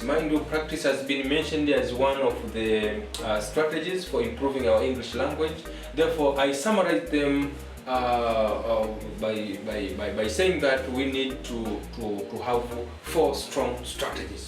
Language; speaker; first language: English; non-native, local second language; Swahili